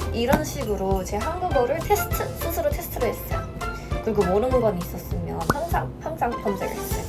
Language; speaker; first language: Korean; non-native, fluent; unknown